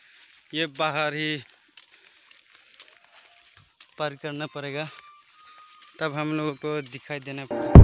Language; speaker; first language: Hindi; non-native, local second language; Assamese